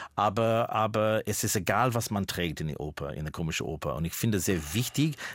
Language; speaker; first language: German; non-native, fluent; English